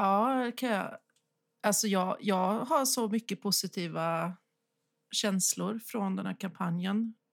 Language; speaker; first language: Swedish; native; Swedish